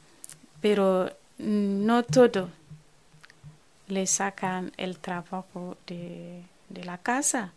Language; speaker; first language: Spanish; non-native, fluent; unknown